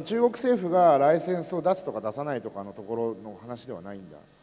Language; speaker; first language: Japanese; native; Japanese